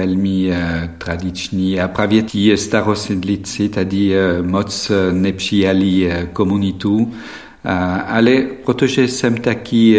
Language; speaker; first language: Czech; non-native, fluent; French